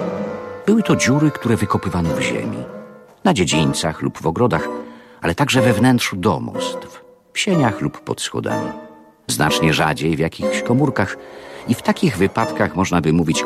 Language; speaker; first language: Polish; native; Polish